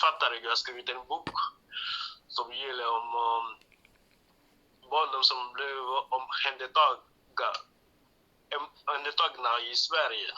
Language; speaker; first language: Swedish; non-native, learner; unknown